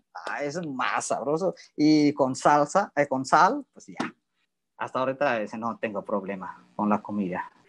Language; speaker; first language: Spanish; non-native, learner; Indonesian